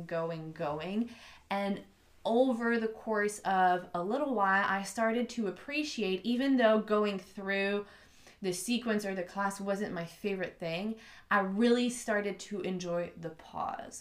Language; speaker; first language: English; non-native, fluent; French